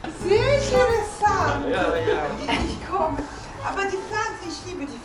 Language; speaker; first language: German; non-native, fluent; Italian